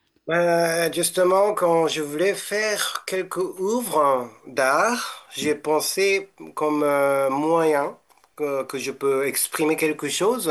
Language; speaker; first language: French; non-native, fluent; Japanese